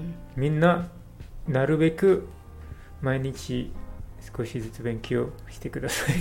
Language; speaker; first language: Japanese; non-native, learner; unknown